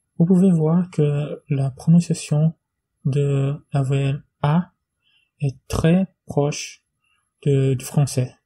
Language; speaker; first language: French; non-native, fluent; Portuguese